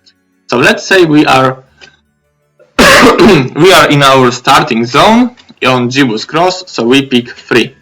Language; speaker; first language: English; non-native, fluent; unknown